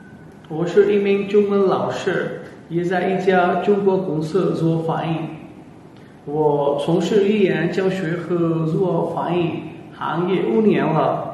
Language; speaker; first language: Chinese; non-native, fluent; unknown